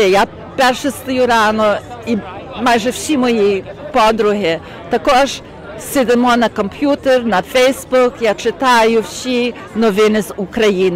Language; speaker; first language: Ukrainian; early bilingual, heritage; Ukrainian